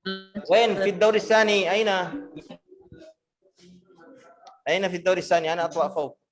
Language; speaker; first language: Arabic; non-native, fluent; Indonesian